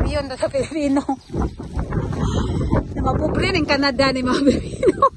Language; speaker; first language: Filipino; non-native, local second language; Cebuano